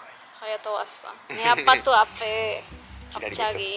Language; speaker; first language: Korean; non-native, learner; Spanish